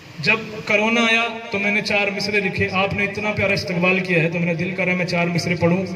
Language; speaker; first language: Urdu; non-native, local second language; Punjabi